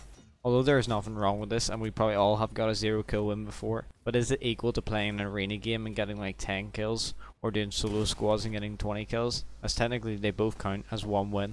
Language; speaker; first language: English; native; English